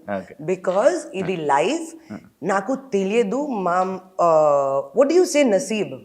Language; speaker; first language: Telugu; non-native, fluent; Hindi